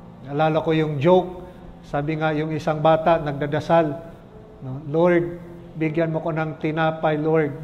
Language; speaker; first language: Filipino; native; Filipino